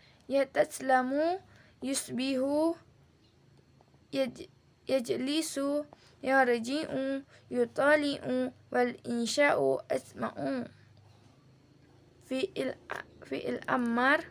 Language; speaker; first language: Arabic; non-native, learner; Indonesian